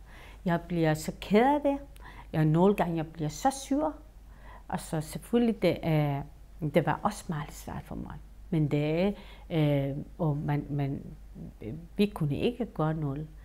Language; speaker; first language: Danish; non-native, fluent; Persian